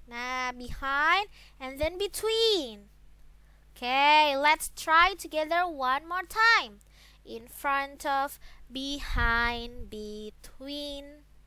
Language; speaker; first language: English; non-native, fluent; Indonesian